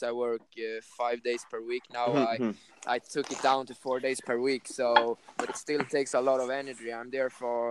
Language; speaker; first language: English; non-native, fluent; Swedish